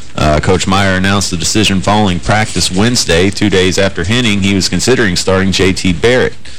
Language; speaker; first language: English; native; English